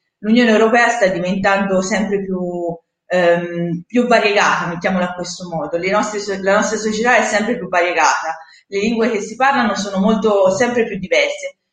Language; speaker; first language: Italian; native; Italian